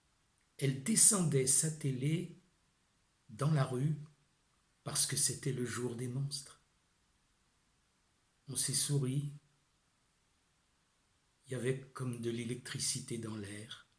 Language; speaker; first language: French; native; French